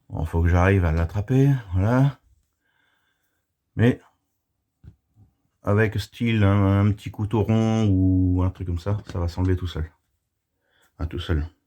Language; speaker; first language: French; native; French